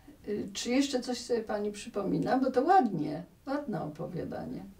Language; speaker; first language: Polish; native; Polish